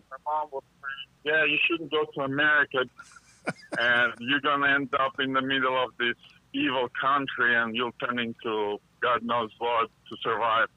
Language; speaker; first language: English; non-native, fluent; Russian